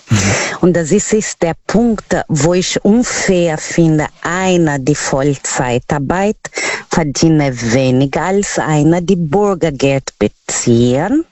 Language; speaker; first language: German; non-native, learner; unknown